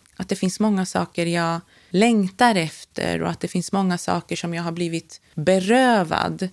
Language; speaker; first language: Swedish; native; Swedish